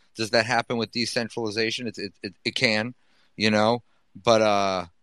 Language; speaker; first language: English; native; English